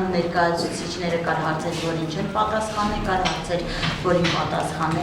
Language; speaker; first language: Armenian; native; Armenian